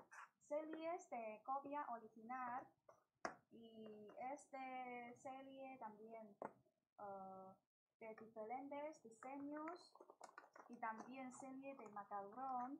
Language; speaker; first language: Spanish; non-native, learner; Chinese